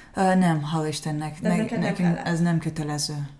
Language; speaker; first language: Hungarian; non-native, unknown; Azerbaijani